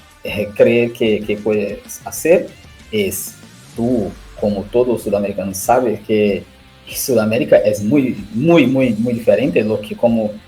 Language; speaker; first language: Spanish; non-native, learner; Portuguese